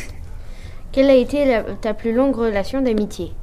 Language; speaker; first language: French; native; French